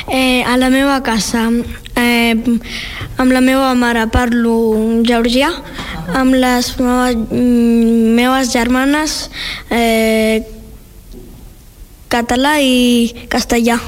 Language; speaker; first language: Catalan; early bilingual, other home language; Georgian